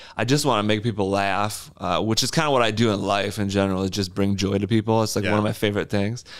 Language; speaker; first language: English; native; English